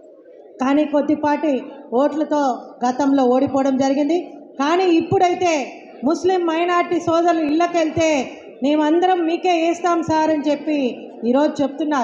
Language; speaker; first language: Telugu; native; Telugu